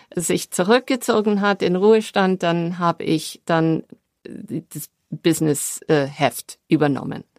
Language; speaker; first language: German; non-native, fluent; English